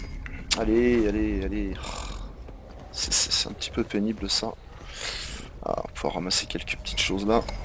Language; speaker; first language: French; native; French